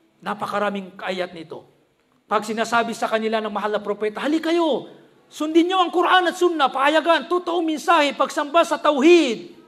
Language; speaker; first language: Filipino; non-native, local second language; Maranao